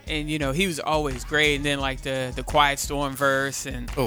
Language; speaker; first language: English; native; English